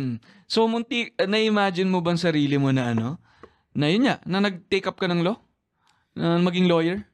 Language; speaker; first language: Filipino; native; Filipino